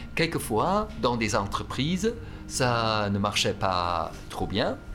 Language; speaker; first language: French; non-native, fluent; German